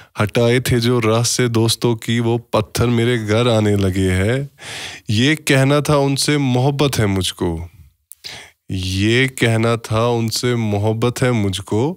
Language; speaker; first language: Hindi; non-native, local second language; Kashmiri